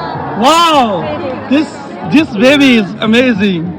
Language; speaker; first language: English; non-native, learner; Urdu